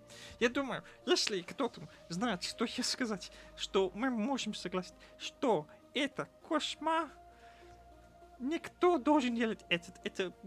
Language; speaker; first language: Russian; non-native, learner; English